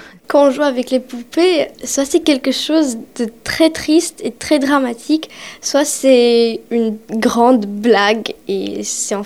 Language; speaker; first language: French; early bilingual, other home language; Romanian